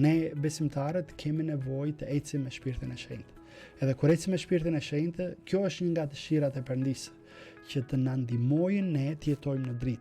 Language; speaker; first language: Albanian; native; Albanian